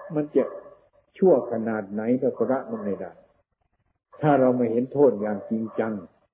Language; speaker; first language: Thai; non-native, local second language; Northeastern Thai